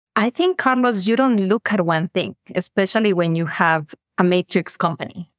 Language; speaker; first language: English; non-native, fluent; Spanish